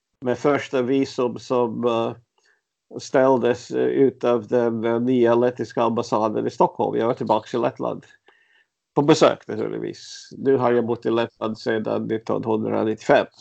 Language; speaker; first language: Swedish; early bilingual, other home language; Latvian